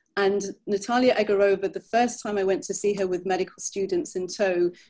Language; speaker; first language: English; native; English